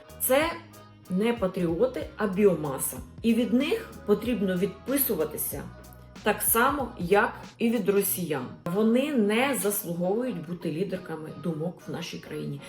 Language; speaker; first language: Ukrainian; non-native, local second language; Russian